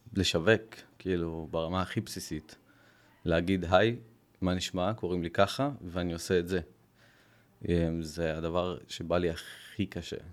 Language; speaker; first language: Hebrew; early bilingual, other home language; Russian